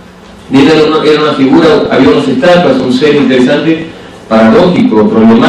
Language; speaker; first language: Spanish; native; Spanish